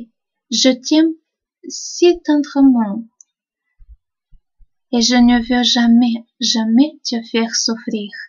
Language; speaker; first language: French; non-native, fluent; Russian